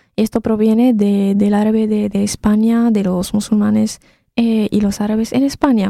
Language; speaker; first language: Spanish; non-native, fluent; Arabic